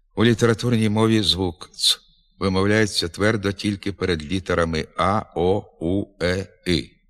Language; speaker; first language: Ukrainian; native; Ukrainian